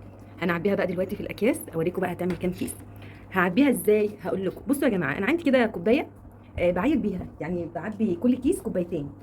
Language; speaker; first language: Arabic; native; Arabic